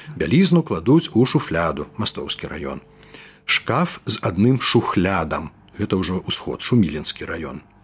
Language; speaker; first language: Belarusian; native; Belarusian